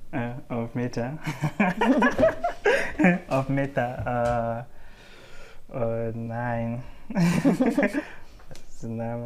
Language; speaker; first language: German; non-native, learner; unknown